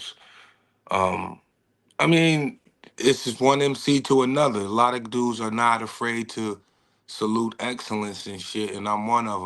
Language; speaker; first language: English; native; English